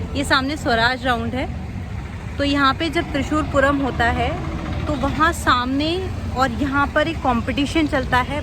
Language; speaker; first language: Hindi; native; Hindi